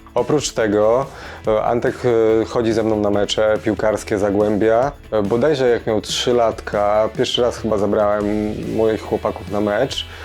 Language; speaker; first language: Polish; native; Polish